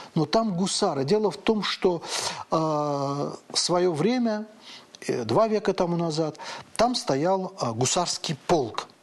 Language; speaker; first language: Russian; native; Russian